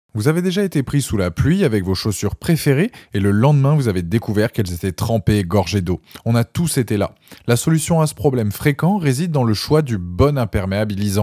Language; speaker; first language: French; native; French